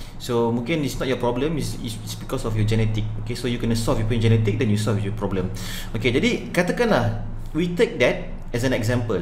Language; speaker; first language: English; non-native, local second language; Malay